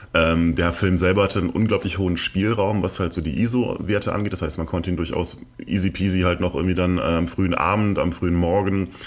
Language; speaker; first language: German; native; German